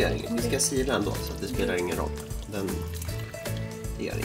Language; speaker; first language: Swedish; non-native, fluent; Japanese